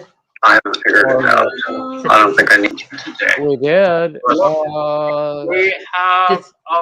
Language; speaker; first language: English; native; English